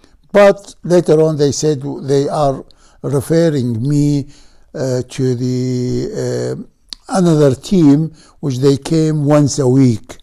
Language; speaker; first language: English; non-native, fluent; Arabic